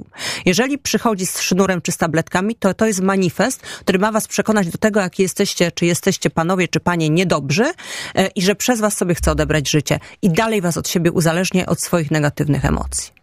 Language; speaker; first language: Polish; native; Polish